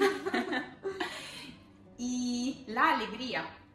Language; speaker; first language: Spanish; non-native, fluent; Italian